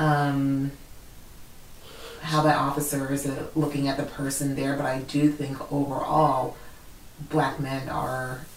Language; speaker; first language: English; native; English